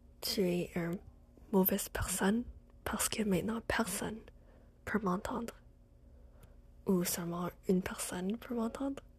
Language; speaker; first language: French; non-native, learner; English